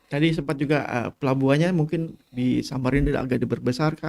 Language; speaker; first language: Indonesian; native; Indonesian